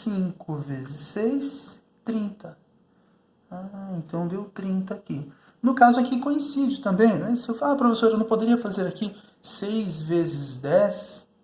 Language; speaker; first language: Portuguese; native; Portuguese